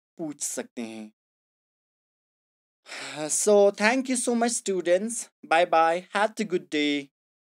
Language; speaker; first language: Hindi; non-native, local second language; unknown